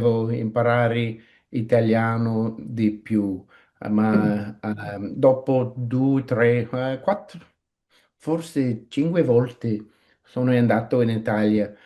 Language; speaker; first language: Italian; non-native, learner; English